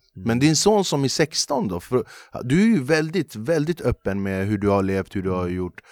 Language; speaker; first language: Swedish; early bilingual, other home language; Kurdish